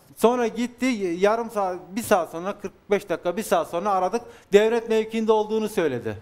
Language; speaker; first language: Turkish; native; Turkish